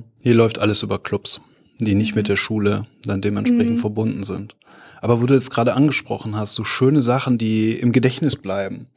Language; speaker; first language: German; native; German